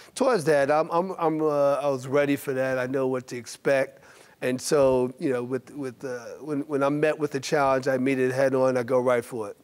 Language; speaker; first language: English; native; English